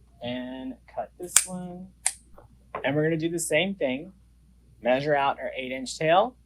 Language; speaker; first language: English; native; English